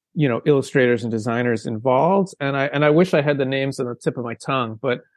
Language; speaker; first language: English; native; English